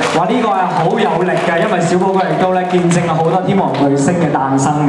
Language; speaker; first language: Cantonese; native; Cantonese